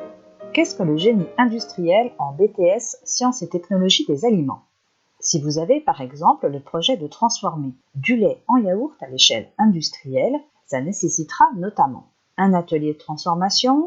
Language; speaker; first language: French; native; French